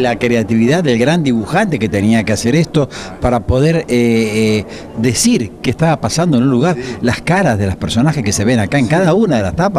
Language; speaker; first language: Spanish; native; Spanish